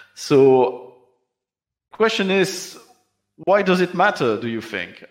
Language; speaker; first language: English; non-native, fluent; French